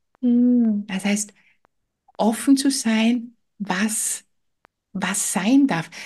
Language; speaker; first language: German; native; German